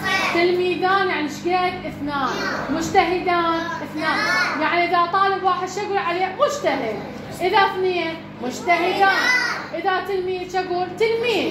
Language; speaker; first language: Arabic; native; Arabic